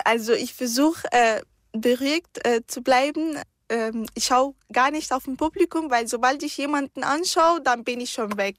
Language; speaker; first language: German; early bilingual, other home language; Arabic